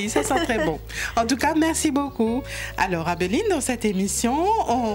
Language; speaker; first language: French; non-native, local second language; Morisyen